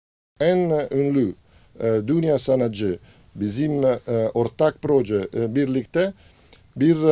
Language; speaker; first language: Turkish; non-native, learner; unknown